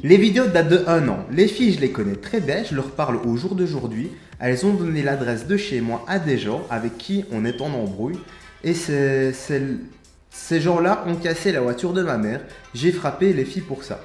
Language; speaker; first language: French; native; French